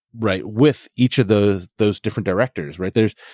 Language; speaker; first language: English; native; English